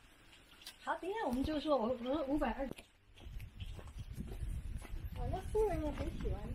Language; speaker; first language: Chinese; native; Chinese